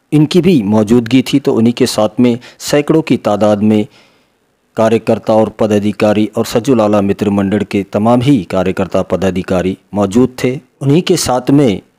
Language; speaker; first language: Hindi; non-native, local second language; Urdu